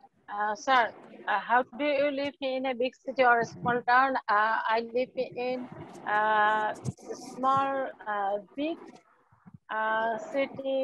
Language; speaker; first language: English; non-native, learner; Bangla